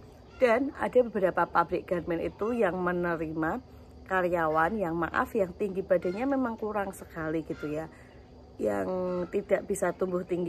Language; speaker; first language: Indonesian; native; Indonesian